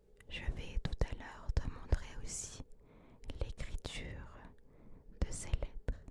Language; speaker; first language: French; early bilingual, other home language; Turkish